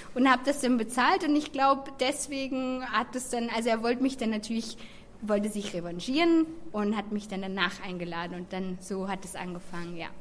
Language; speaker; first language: German; native; German